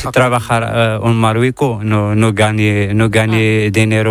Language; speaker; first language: Spanish; non-native, learner; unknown